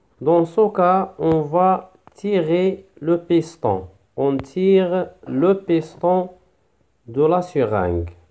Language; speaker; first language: French; non-native, local second language; Arabic